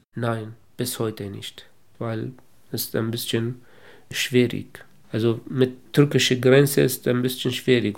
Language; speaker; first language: German; non-native, local second language; Kurdish